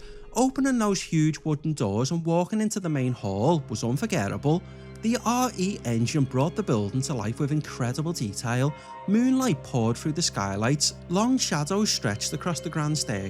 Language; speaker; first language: English; native; English